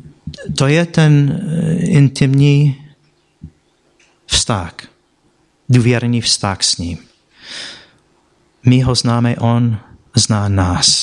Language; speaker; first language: Czech; non-native, fluent; English